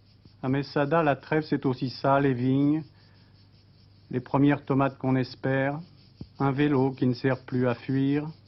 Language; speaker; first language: French; native; French